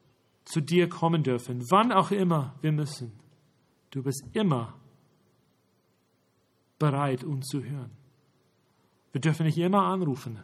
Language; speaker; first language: German; non-native, fluent; English